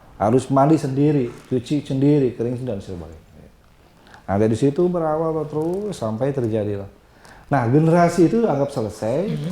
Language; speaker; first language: Indonesian; non-native, local second language; Sundanese